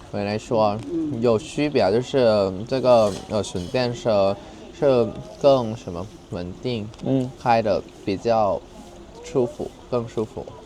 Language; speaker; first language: Chinese; non-native, fluent; Thai